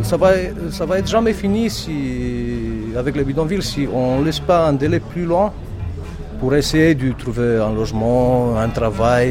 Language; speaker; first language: French; non-native, fluent; Romanian